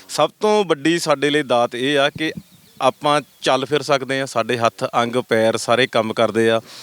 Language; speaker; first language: Punjabi; native; Punjabi